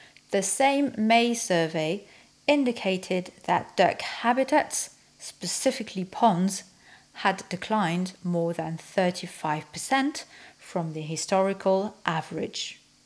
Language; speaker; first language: English; non-native, fluent; French